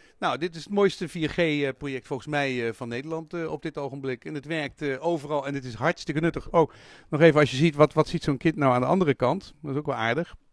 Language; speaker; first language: Dutch; native; Dutch